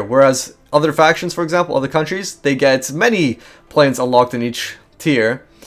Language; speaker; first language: English; native; English